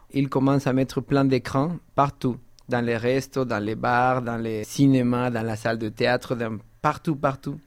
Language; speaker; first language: French; non-native, fluent; Spanish